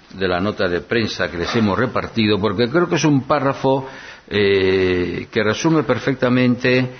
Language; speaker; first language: Spanish; non-native, local second language; Basque